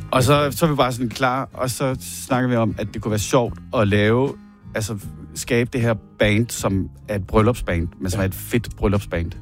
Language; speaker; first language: Danish; native; Danish